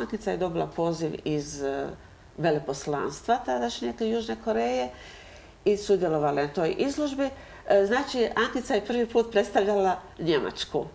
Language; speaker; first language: Croatian; native; Croatian